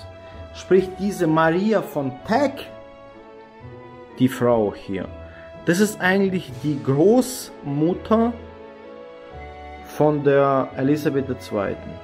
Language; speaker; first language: German; native; German